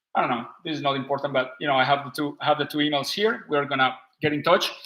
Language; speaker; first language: English; non-native, fluent; Spanish